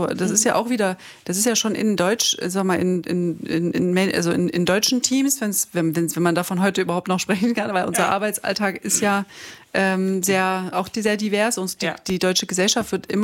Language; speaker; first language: German; native; German